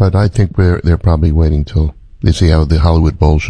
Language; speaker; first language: English; native; English